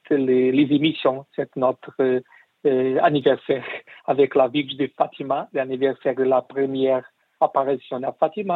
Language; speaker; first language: French; non-native, learner; Portuguese